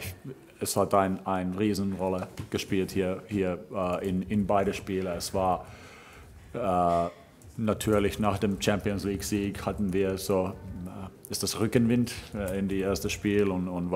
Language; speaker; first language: German; non-native, fluent; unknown